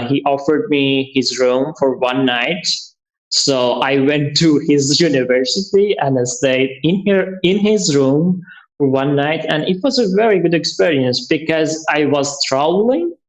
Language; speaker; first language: English; non-native, learner; Persian